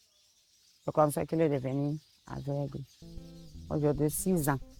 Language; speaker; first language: French; non-native, local second language; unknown